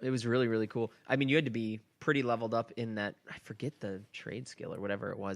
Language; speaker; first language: English; native; English